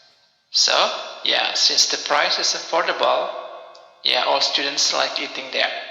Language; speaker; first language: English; non-native, local second language; Indonesian